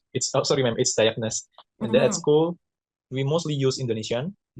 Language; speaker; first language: English; non-native, learner; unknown